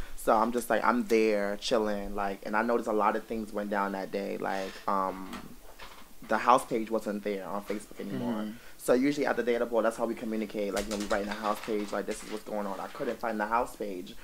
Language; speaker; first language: English; native; English